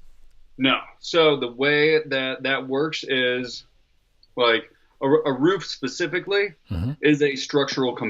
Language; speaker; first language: English; native; English